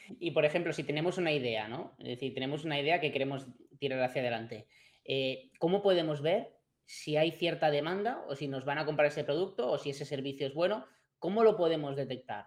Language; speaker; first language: Spanish; native; Spanish